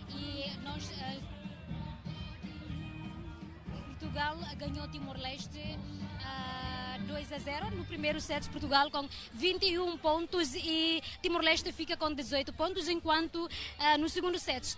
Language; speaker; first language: Portuguese; non-native, local second language; Tetum